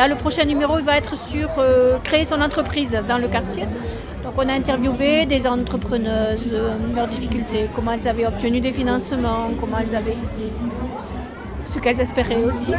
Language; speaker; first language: French; native; French